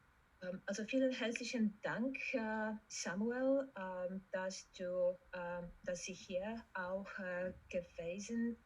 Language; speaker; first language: German; non-native, fluent; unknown